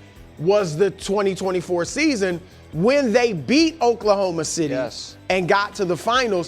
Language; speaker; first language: English; native; English